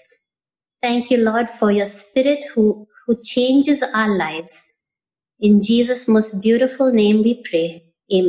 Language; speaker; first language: English; non-native, local second language; Tamil